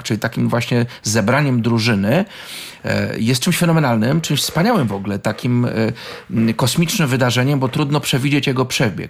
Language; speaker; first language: Polish; native; Polish